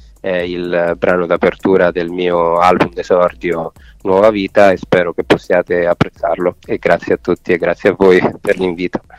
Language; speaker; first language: Italian; native; Italian